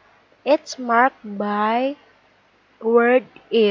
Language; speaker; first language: English; non-native, learner; Indonesian